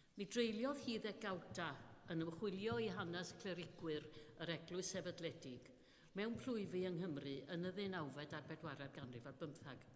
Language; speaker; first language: Welsh; native; Welsh